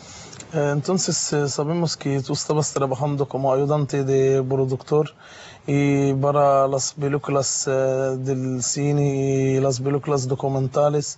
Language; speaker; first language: Spanish; non-native, fluent; Arabic